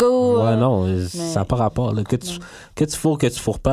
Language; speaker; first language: French; native; French